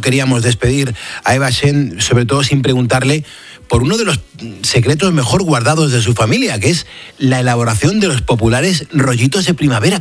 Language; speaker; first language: Spanish; native; Spanish